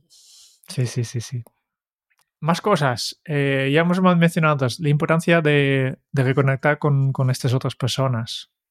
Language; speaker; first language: Spanish; non-native, fluent; Dutch